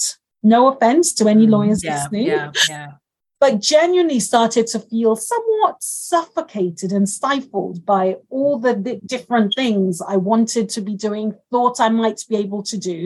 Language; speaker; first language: English; non-native, local second language; Yoruba